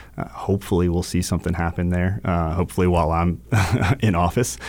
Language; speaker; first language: English; native; English